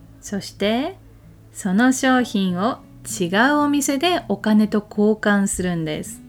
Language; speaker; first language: Japanese; native; Japanese